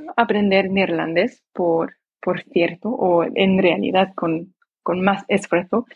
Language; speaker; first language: Spanish; non-native, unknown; Dutch